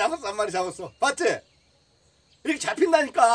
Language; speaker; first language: Korean; native; Korean